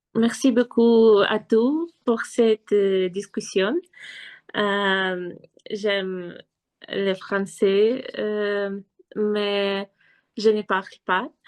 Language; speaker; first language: French; non-native, learner; Russian